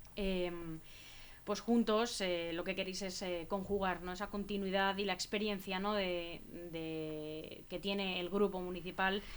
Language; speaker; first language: Spanish; native; Spanish